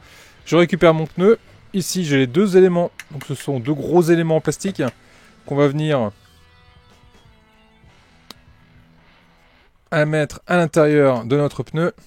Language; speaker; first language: French; native; French